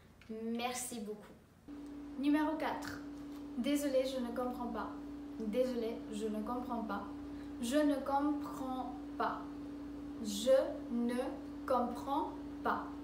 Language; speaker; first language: French; non-native, fluent; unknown